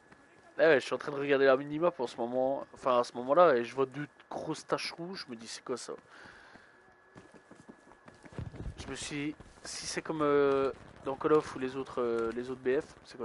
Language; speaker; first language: French; native; French